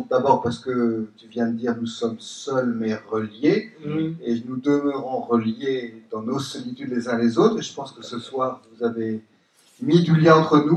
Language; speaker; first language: French; native; French